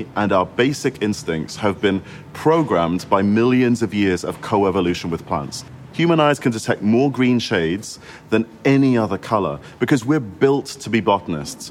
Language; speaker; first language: English; native; English